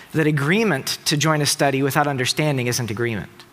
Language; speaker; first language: English; native; English